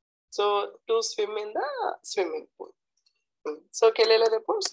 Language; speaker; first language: English; non-native, local second language; Telugu